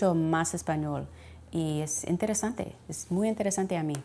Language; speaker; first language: Spanish; non-native, learner; English